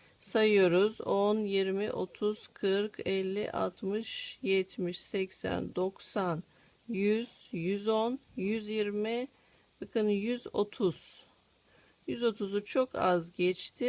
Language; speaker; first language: Turkish; native; Turkish